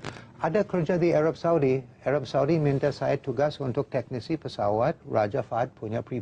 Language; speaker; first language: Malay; non-native, fluent; English